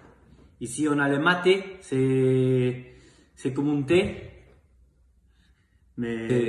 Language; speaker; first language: French; non-native, learner; Spanish